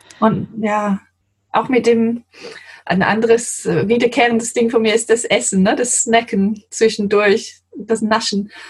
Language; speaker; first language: German; non-native, fluent; English